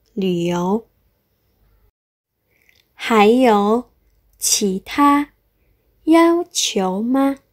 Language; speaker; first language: Chinese; non-native, fluent; Indonesian